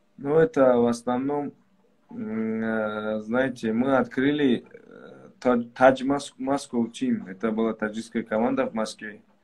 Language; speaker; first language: Russian; non-native, local second language; Tajik